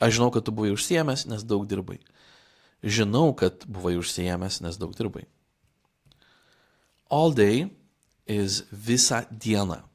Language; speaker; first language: Lithuanian; non-native, fluent; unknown